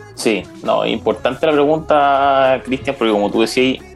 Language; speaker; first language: Spanish; native; Spanish